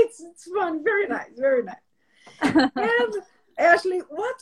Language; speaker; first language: English; non-native, learner; Portuguese